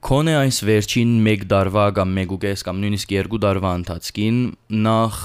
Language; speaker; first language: Armenian; early bilingual, heritage; Armenian